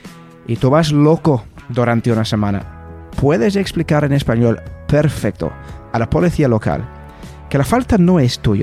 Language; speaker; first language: Spanish; non-native, fluent; English